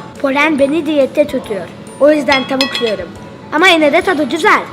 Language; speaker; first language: Turkish; non-native, learner; English